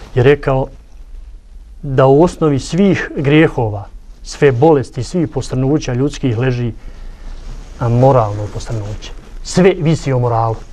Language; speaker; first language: Serbian; native; Serbian